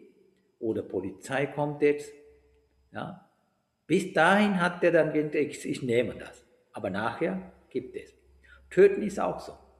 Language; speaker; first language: German; non-native, fluent; Sinhala